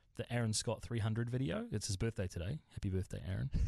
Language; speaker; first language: English; native; English